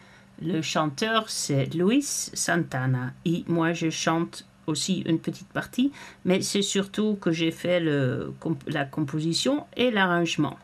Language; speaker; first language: French; non-native, fluent; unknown